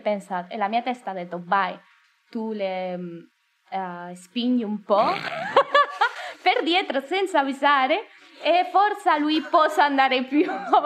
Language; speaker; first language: Italian; non-native, learner; Spanish